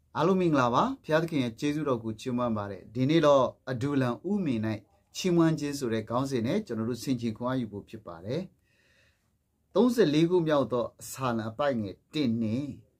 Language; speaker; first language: Burmese; non-native, local second language; S'gaw Karen